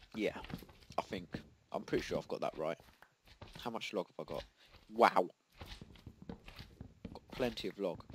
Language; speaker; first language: English; native; English